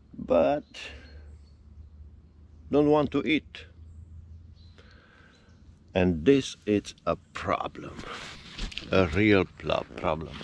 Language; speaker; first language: English; non-native, learner; Romanian